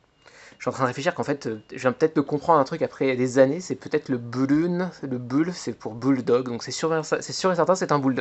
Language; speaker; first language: French; native; French